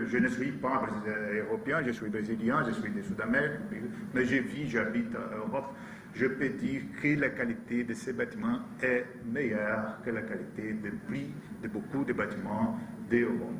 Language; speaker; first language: French; non-native, learner; Portuguese